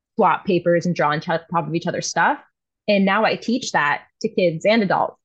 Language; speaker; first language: English; native; English